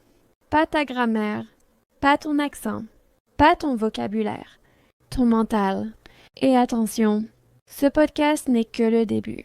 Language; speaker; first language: French; non-native, fluent; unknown